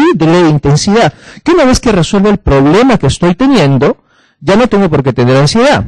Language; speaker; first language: Spanish; native; Spanish